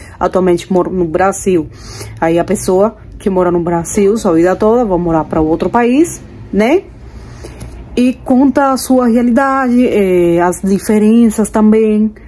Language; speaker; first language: Portuguese; non-native, fluent; Spanish